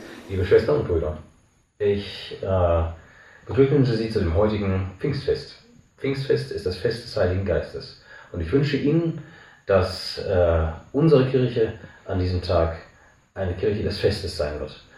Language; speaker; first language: German; native; German